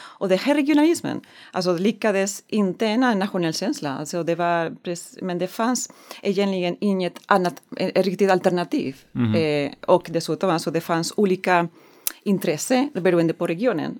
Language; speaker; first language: Swedish; non-native, learner; Spanish